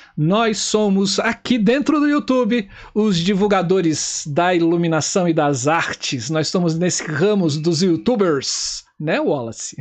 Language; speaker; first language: Portuguese; native; Portuguese